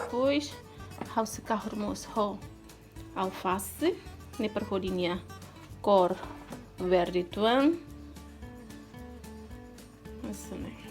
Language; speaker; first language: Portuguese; non-native, local second language; Tetum